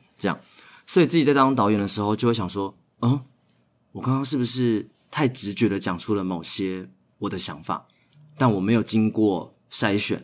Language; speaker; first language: Chinese; native; Chinese